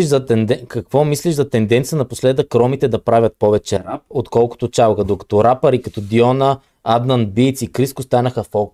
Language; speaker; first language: Bulgarian; native; Bulgarian